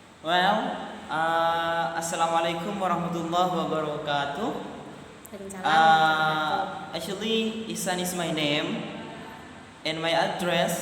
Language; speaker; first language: English; non-native, learner; Madurese